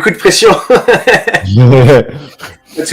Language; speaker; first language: French; native; French